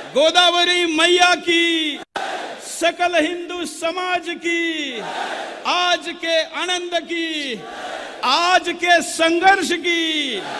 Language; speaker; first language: Hindi; non-native, local second language; Marathi